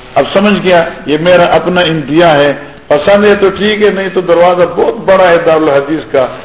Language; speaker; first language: Urdu; non-native, local second language; Pashto